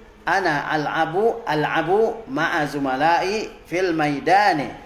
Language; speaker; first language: Arabic; non-native, fluent; Indonesian